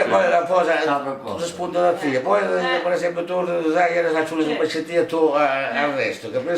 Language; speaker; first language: Italian; non-native, local second language; Sicilian